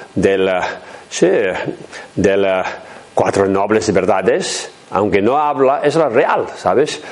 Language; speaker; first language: Spanish; non-native, learner; Chinese